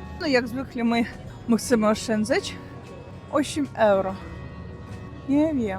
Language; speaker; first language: Polish; non-native, learner; Russian